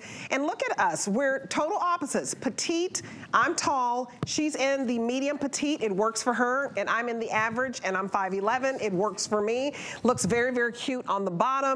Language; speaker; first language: English; native; English